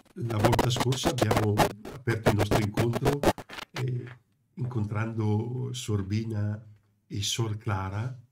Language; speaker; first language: Italian; native; Italian